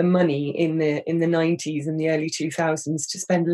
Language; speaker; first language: English; native; English